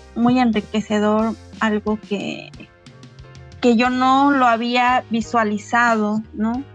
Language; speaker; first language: Spanish; non-native, local second language; Nahuatl languages